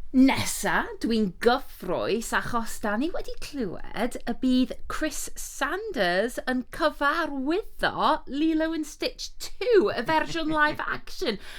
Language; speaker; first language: Welsh; non-native, fluent; English